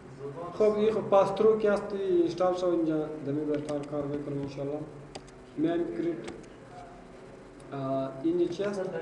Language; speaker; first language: Persian; non-native, local second language; Pashto